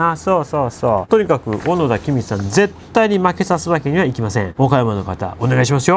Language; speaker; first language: Japanese; native; Japanese